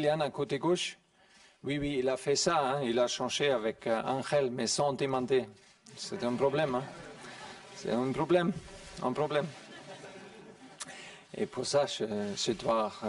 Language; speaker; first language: French; non-native, learner; German